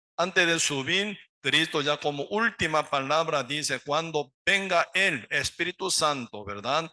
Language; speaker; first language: Spanish; non-native, learner; Korean